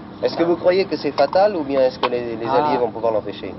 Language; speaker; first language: French; native; French